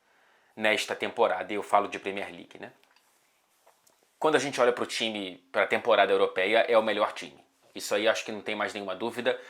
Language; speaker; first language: Portuguese; native; Portuguese